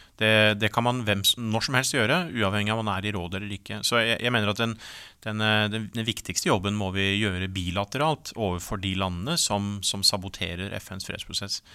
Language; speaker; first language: Norwegian; native; Norwegian